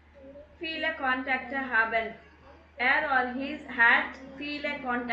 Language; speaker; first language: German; non-native, learner; Tamil